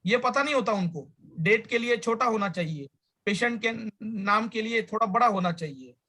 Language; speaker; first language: Hindi; non-native, local second language; Marathi